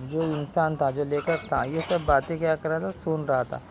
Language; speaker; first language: Hindi; non-native, local second language; Marathi